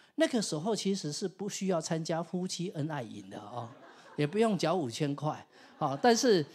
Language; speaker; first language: Chinese; non-native, local second language; Min Nan Chinese